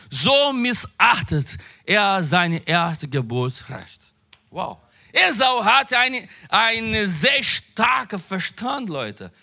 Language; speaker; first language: German; non-native, learner; Portuguese